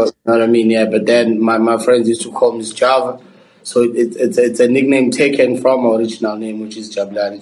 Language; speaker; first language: English; non-native, local second language; Zulu